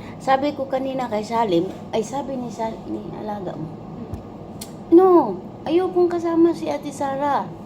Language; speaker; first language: Filipino; non-native, local second language; Cebuano